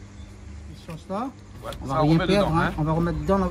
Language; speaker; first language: French; non-native, local second language; Réunion Creole French